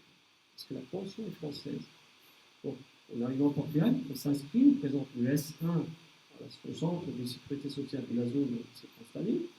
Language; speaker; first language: French; native; French